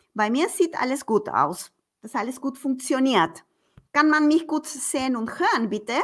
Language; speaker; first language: German; non-native, fluent; Spanish